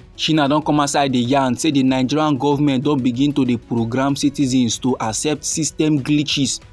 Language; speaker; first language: Nigerian Pidgin; native; Nigerian Pidgin